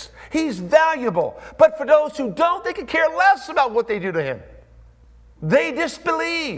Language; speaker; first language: English; native; English